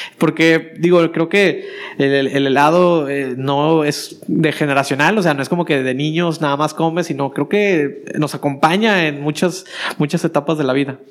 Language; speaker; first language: Spanish; native; Spanish